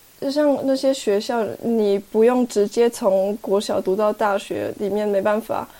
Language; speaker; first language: Chinese; early bilingual, heritage; Chinese